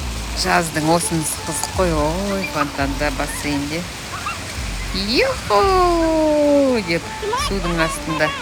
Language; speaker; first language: Kazakh; native; Kazakh